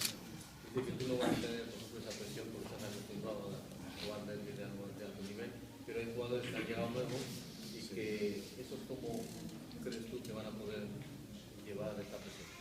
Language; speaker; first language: Spanish; non-native, fluent; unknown